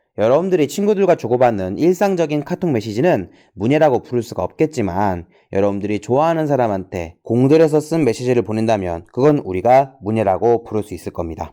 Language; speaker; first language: Korean; native; Korean